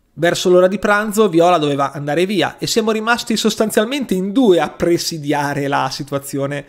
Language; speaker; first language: Italian; native; Italian